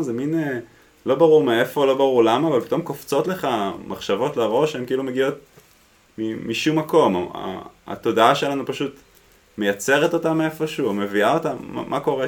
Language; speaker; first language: Hebrew; native; Hebrew